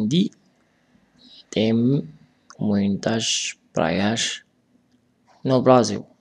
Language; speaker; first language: Portuguese; non-native, fluent; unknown